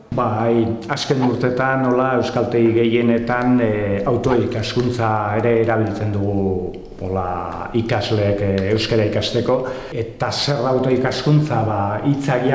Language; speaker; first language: Basque; native; Basque